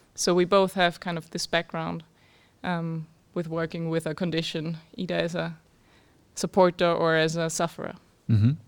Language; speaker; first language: English; non-native, fluent; German